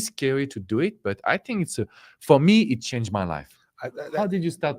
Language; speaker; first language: English; non-native, fluent; French